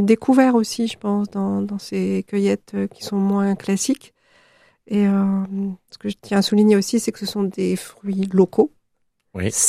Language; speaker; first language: French; native; French